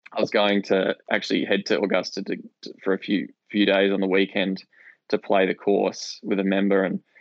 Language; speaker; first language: English; native; English